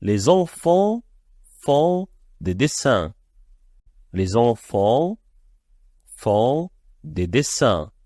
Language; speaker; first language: French; non-native, fluent; Arabic